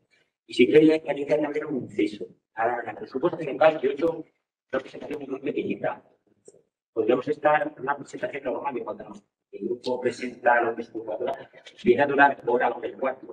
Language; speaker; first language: Spanish; native; Spanish